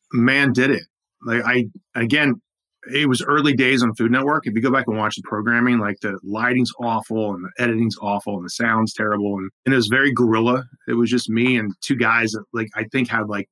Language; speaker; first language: English; native; English